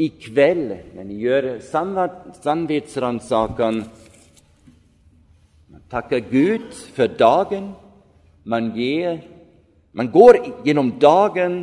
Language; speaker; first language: Swedish; non-native, fluent; German